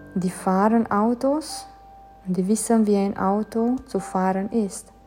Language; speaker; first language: German; non-native, fluent; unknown